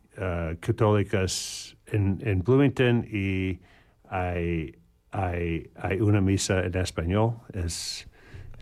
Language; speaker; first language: Spanish; non-native, learner; English